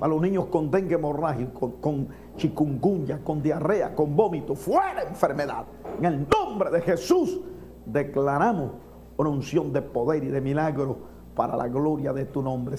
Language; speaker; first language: Spanish; native; Spanish